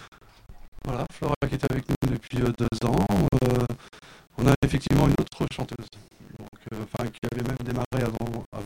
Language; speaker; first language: French; native; French